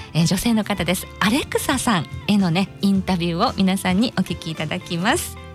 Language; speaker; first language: Japanese; native; Japanese